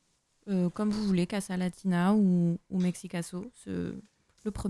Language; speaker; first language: French; native; French